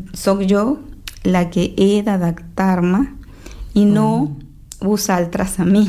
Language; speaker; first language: Catalan; non-native, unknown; Spanish